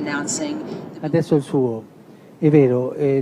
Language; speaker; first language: Italian; non-native, fluent; Spanish